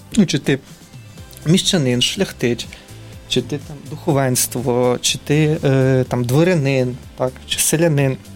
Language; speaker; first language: Ukrainian; native; Ukrainian